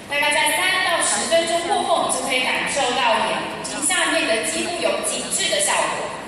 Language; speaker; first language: Chinese; native; Chinese